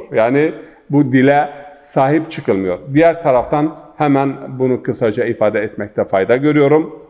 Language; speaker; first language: Turkish; non-native, local second language; Zaza